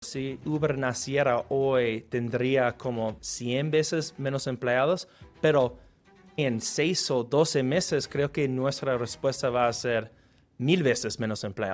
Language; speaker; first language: Spanish; non-native, fluent; English